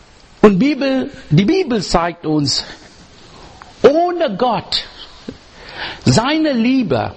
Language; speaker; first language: German; non-native, learner; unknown